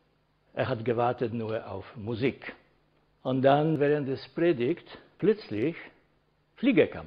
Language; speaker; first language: German; non-native, fluent; Polish